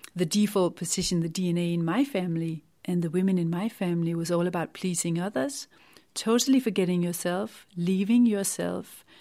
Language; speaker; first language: English; non-native, fluent; Danish